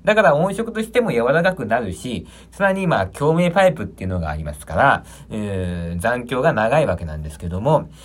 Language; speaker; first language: Japanese; native; Japanese